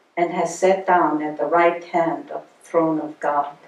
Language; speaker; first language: English; early bilingual, other home language; German